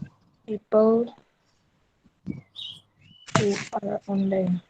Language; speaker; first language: English; non-native, learner; Indonesian